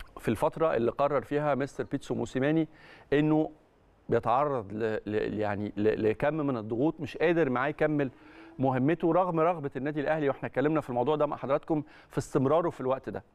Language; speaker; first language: Arabic; native; Arabic